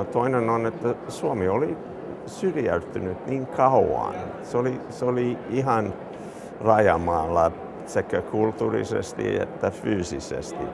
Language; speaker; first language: Finnish; non-native, fluent; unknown